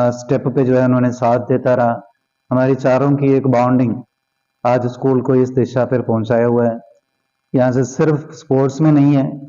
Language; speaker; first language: Hindi; non-native, local second language; Punjabi